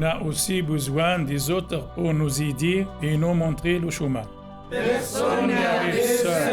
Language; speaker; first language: French; non-native, learner; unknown